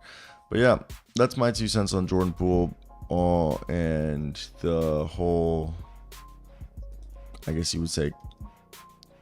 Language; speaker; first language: English; native; English